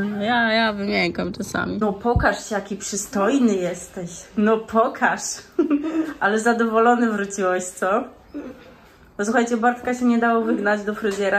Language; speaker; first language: Polish; native; Polish